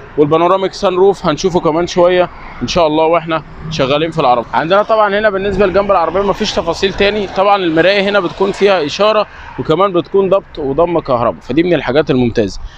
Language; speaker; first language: Egyptian Arabic; native; Egyptian Arabic